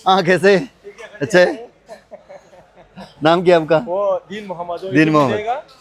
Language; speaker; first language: Hindi; non-native, local second language; Malayalam